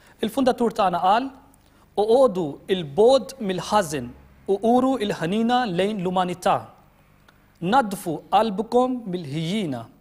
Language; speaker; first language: Maltese; non-native, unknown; Urdu